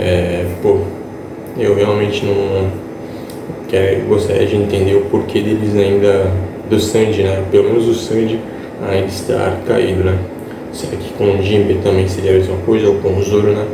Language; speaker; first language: Portuguese; native; Portuguese